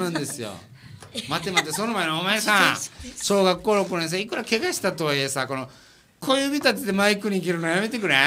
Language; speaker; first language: Japanese; native; Japanese